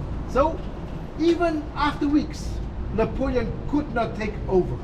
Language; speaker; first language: English; non-native, fluent; Portuguese